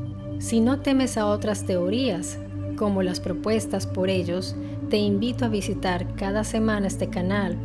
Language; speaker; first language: Spanish; non-native, fluent; Italian